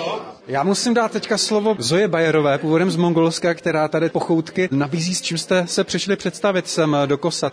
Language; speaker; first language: Czech; native; Czech